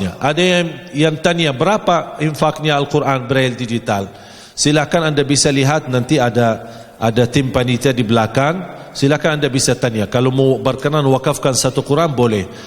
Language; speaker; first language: Malay; non-native, fluent; Arabic